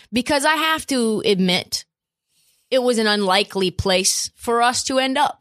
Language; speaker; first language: English; native; English